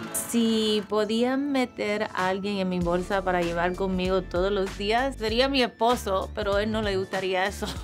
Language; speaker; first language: Spanish; early bilingual, other home language; English